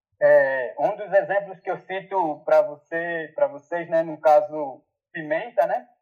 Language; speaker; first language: Portuguese; non-native, local second language; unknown